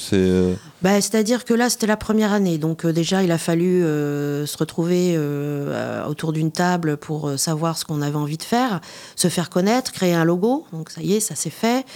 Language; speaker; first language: French; native; French